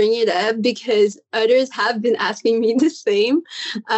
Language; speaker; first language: English; native; English